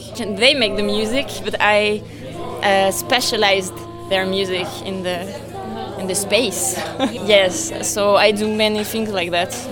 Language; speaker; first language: English; non-native, fluent; French